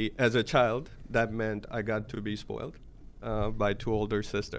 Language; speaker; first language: English; non-native, local second language; Gujarati